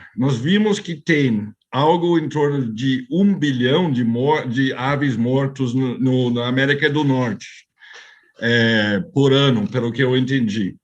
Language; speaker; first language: Portuguese; non-native, fluent; English